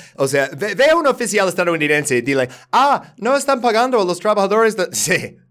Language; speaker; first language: Spanish; non-native, fluent; English